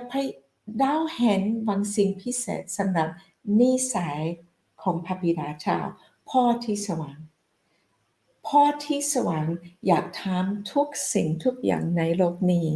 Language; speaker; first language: Thai; non-native, fluent; English